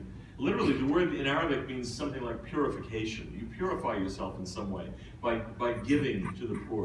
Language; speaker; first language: English; native; English